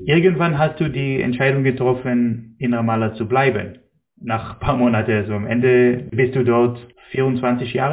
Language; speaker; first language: German; non-native, fluent; Hebrew